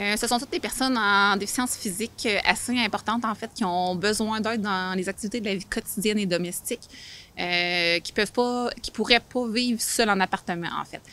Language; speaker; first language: French; native; French